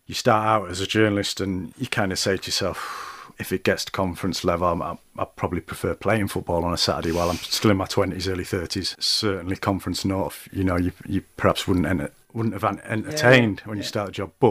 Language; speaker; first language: English; native; English